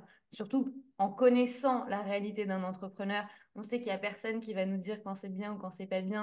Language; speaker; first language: French; native; French